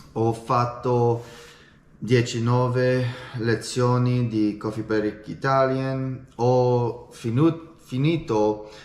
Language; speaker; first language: Italian; non-native, learner; English